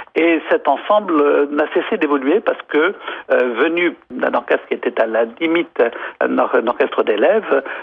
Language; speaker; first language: French; native; French